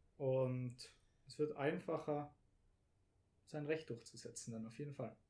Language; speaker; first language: German; native; German